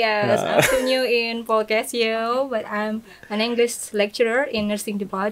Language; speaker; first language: English; non-native, fluent; Indonesian